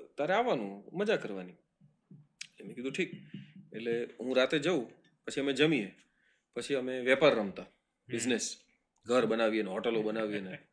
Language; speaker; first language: Gujarati; native; Gujarati